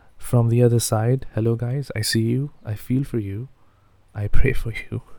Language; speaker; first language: English; non-native, local second language; Hindi